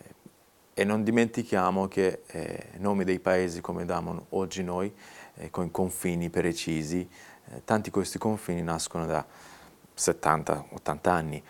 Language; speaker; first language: Italian; non-native, fluent; Persian